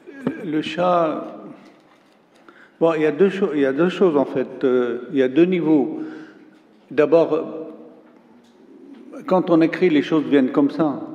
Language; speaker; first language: French; non-native, local second language; Arabic